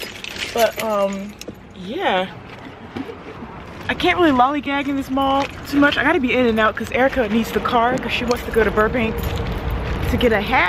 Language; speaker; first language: English; native; English